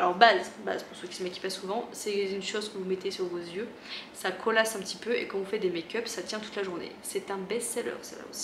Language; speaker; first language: French; native; French